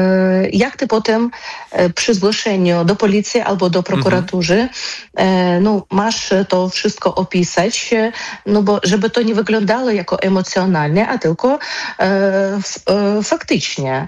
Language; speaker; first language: Polish; non-native, fluent; Ukrainian